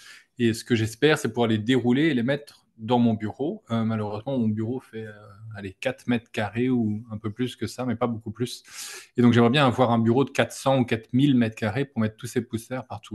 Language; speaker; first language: French; native; French